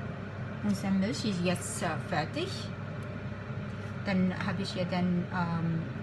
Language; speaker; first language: German; non-native, fluent; Arabic